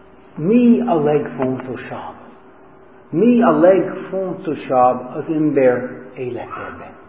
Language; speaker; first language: Hungarian; non-native, learner; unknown